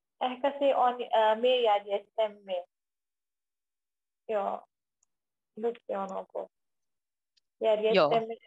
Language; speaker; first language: Finnish; non-native, learner; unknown